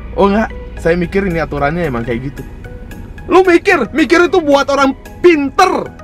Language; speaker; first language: Indonesian; non-native, fluent; Russian